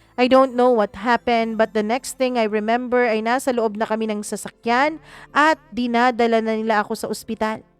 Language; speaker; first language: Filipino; non-native, local second language; Cebuano